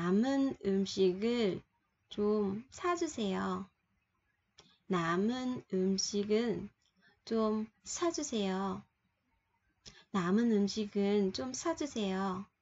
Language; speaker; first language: Korean; non-native, fluent; Vietnamese